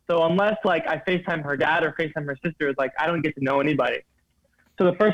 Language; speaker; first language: English; native; English